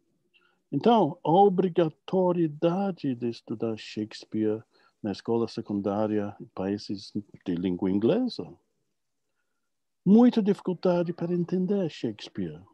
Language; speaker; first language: Portuguese; non-native, fluent; English